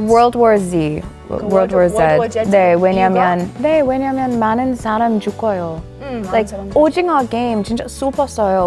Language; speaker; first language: Korean; non-native, learner; English